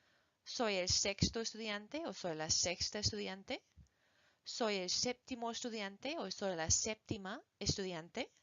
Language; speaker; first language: Spanish; non-native, fluent; English